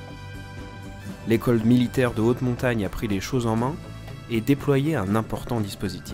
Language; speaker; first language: French; native; French